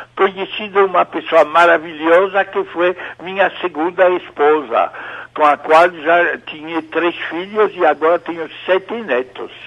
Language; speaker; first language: Portuguese; non-native, fluent; French